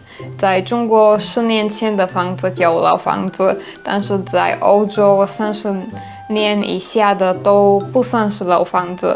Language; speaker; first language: Chinese; non-native, fluent; Slovak